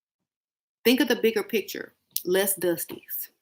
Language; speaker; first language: English; native; English